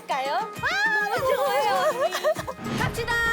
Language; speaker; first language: Korean; non-native, fluent; Chinese